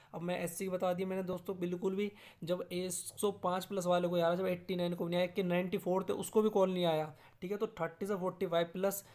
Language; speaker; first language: Hindi; native; Hindi